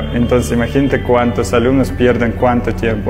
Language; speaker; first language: Spanish; non-native, learner; Russian